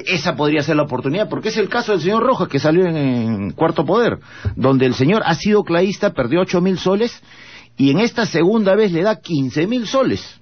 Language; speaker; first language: Spanish; native; Spanish